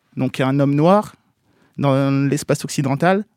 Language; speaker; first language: French; native; French